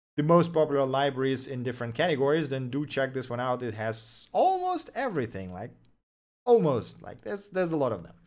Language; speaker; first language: English; non-native, fluent; Russian